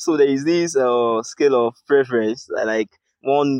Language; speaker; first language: English; non-native, local second language; Yoruba